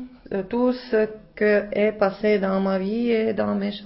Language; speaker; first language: French; non-native, learner; Czech